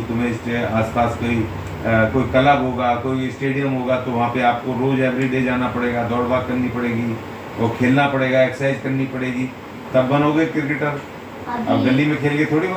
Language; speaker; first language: Hindi; native; Hindi